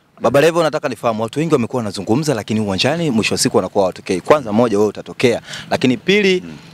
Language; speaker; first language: Swahili; native; Swahili